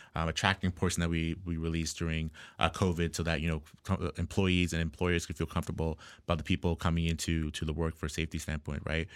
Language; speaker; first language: English; native; English